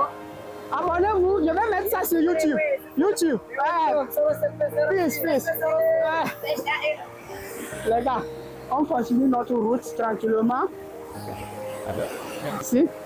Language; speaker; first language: French; non-native, fluent; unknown